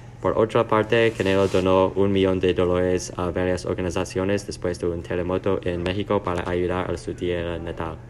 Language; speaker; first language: Spanish; non-native, learner; English